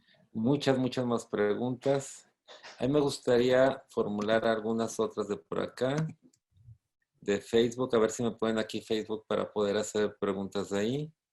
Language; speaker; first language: Spanish; native; Spanish